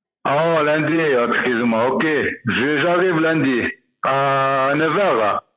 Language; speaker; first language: French; non-native, learner; Arabic